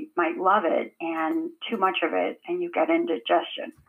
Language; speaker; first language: English; native; English